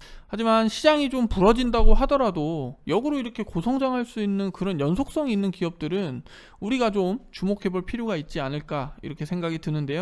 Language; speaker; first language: Korean; native; Korean